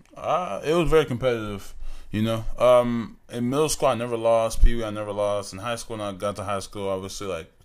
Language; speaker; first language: English; native; English